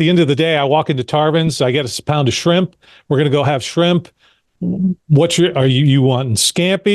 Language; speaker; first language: English; native; English